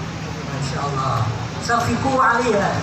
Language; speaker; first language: Arabic; non-native, fluent; Indonesian